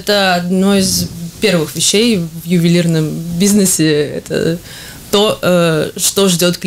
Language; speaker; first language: Russian; native; Russian